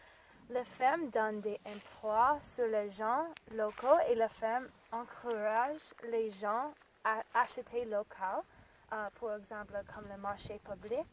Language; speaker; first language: French; non-native, learner; English